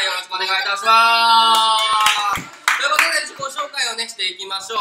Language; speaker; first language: Japanese; native; Japanese